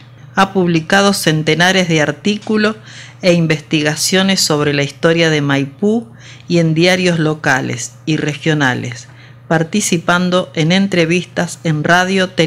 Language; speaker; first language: Spanish; native; Spanish